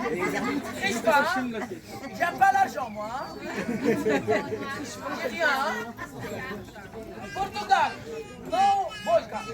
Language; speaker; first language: French; non-native, local second language; Arabic